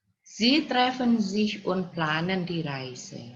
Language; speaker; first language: German; non-native, fluent; Indonesian